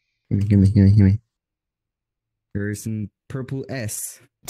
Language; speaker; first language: English; non-native, learner; Spanish